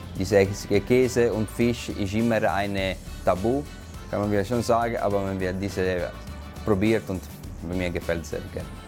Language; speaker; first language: German; non-native, learner; Italian